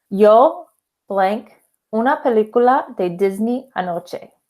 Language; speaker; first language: Spanish; non-native, fluent; English